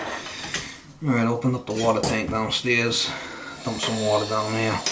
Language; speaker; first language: English; native; English